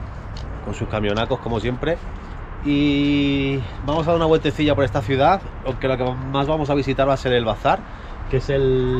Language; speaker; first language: Spanish; native; Spanish